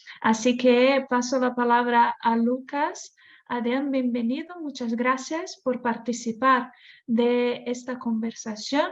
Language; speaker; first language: Spanish; non-native, fluent; Portuguese